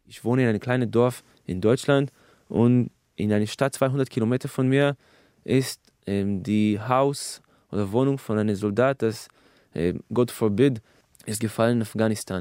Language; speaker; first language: German; non-native, fluent; Hebrew